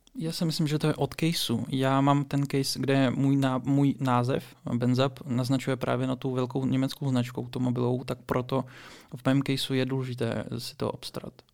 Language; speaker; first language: Czech; early bilingual, other home language; Russian